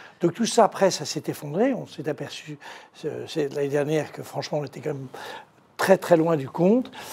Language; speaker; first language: French; native; French